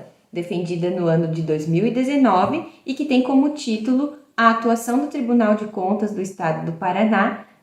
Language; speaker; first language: Portuguese; native; Portuguese